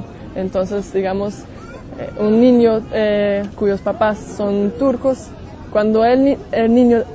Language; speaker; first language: Spanish; non-native, fluent; German